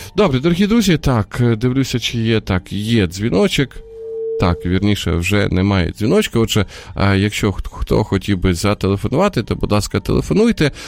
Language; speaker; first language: Ukrainian; non-native, local second language; Russian